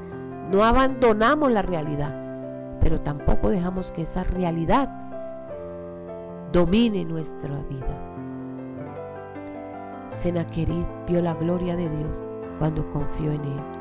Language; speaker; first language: Spanish; native; Spanish